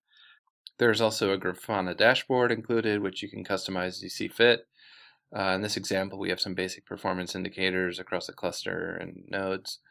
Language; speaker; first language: English; native; English